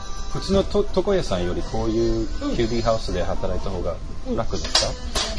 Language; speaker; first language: Japanese; non-native, fluent; English